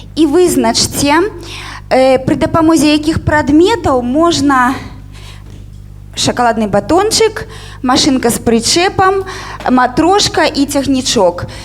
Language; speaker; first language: Belarusian; native; Belarusian